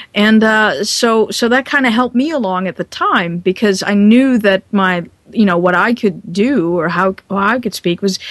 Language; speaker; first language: English; non-native, fluent; Dutch